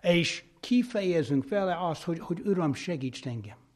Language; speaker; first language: Hungarian; non-native, fluent; English